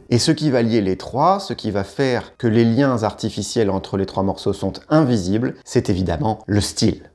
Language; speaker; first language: French; native; French